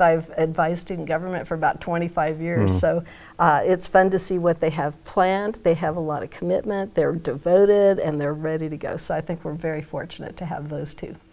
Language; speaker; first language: English; native; English